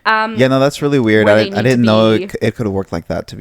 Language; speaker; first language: English; native; English